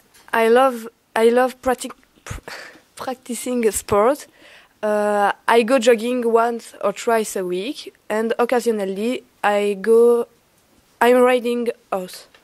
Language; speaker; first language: English; non-native, learner; French